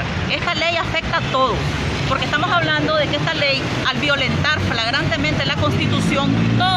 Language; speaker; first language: Spanish; native; Spanish